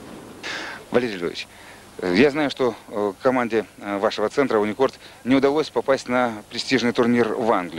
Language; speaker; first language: Russian; native; Russian